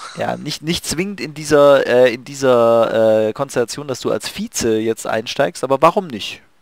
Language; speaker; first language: German; native; German